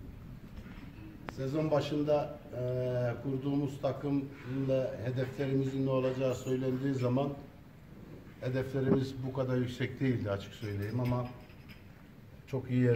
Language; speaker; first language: Turkish; native; Turkish